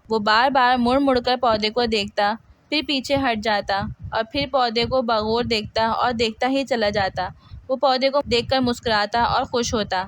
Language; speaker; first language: Urdu; native; Urdu